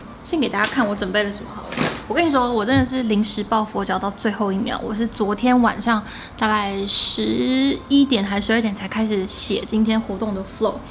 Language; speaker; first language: Chinese; native; Chinese